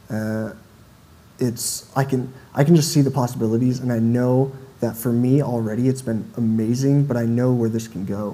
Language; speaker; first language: English; native; English